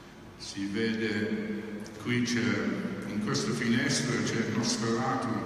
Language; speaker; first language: Italian; non-native, fluent; English